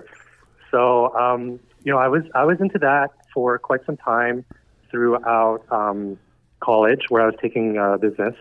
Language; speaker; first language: English; native; English